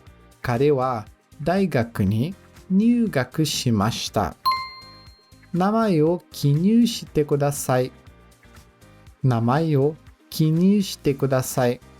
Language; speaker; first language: Japanese; non-native, learner; Portuguese